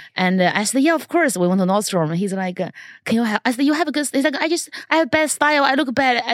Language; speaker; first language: English; non-native, fluent; Chinese